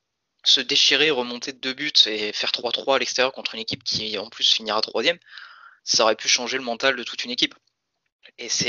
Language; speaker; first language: French; native; French